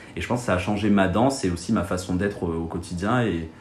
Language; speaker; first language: French; native; French